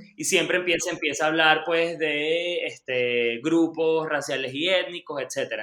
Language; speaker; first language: Spanish; native; Spanish